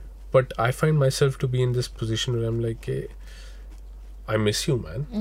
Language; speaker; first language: English; non-native, local second language; Hindi